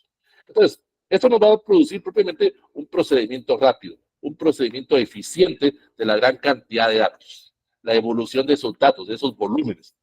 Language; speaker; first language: Spanish; native; Spanish